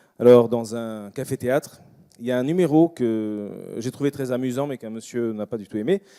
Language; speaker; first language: French; non-native, fluent; Portuguese